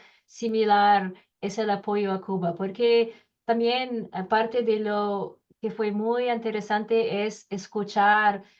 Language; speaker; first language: Spanish; non-native, learner; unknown